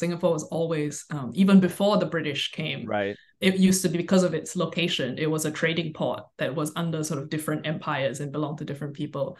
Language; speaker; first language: English; native; English